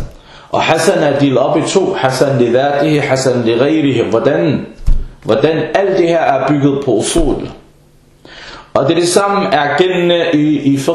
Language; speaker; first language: Danish; early bilingual, other home language; Arabic